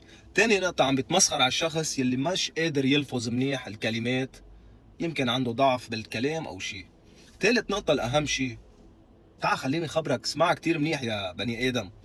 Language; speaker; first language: Arabic; native; Arabic